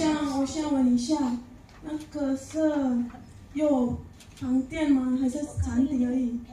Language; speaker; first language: Chinese; non-native, learner; Indonesian